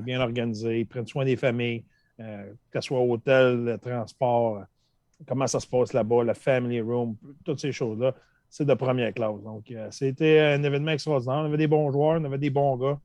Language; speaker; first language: French; native; French